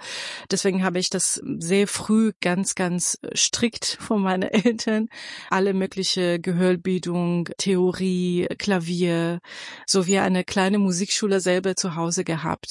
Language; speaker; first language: German; non-native, fluent; Persian